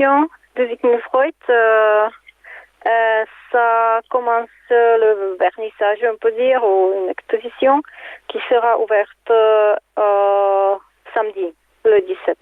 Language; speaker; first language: French; non-native, fluent; Czech